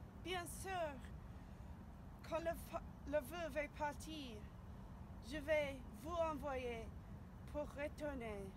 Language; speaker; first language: French; non-native, learner; English